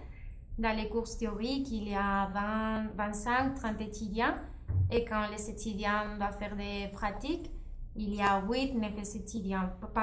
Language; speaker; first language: French; non-native, fluent; Spanish